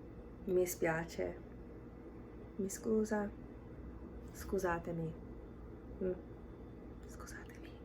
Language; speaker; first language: Italian; non-native, learner; English